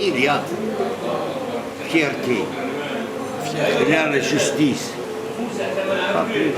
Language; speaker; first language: French; non-native, learner; Arabic